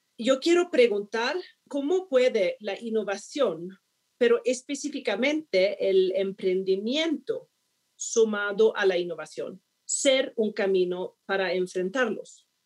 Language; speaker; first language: Spanish; non-native, fluent; Swedish